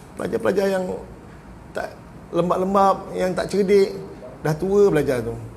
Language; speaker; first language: Malay; native; Malay